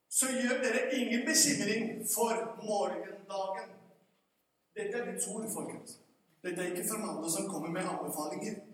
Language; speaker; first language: Norwegian; non-native, fluent; Spanish